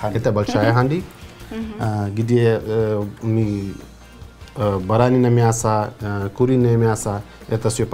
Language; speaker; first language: Russian; non-native, fluent; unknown